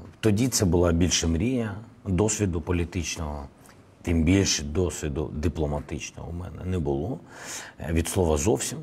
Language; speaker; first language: Ukrainian; non-native, local second language; Russian